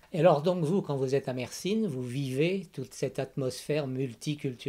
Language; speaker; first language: French; native; French